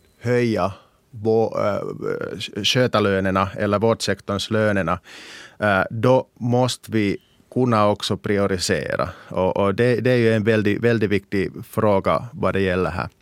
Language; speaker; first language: Swedish; non-native, local second language; Finnish